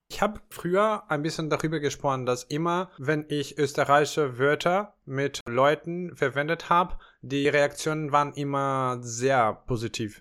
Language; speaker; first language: German; non-native, fluent; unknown